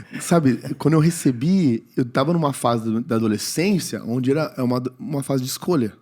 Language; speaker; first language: Portuguese; native; Portuguese